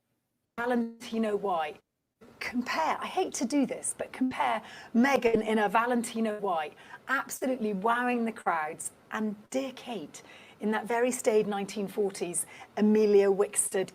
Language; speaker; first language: English; native; English